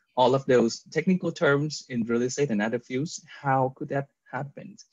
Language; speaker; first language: English; non-native, fluent; Vietnamese